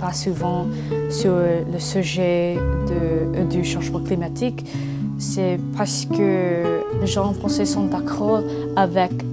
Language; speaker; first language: French; non-native, learner; English